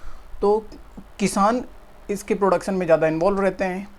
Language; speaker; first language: Hindi; native; Hindi